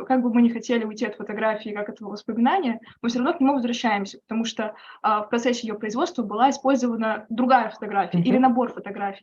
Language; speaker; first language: Russian; native; Russian